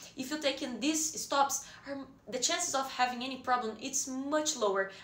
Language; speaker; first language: English; non-native, fluent; Portuguese